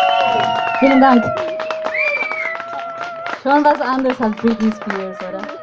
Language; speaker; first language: German; non-native, learner; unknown